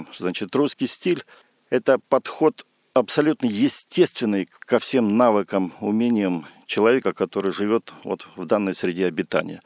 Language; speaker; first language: Russian; native; Russian